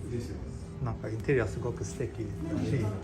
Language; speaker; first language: Japanese; non-native, fluent; Swedish